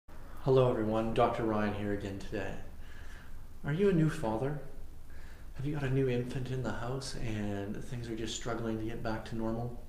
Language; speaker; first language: English; native; English